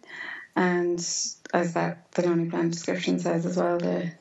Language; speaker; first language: English; native; English